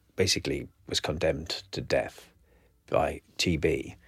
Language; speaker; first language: English; native; English